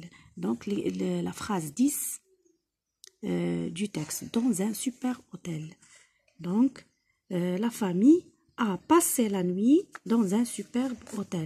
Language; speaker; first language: French; non-native, local second language; Arabic